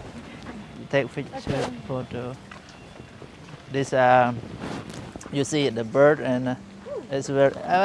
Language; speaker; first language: English; non-native, learner; Khmer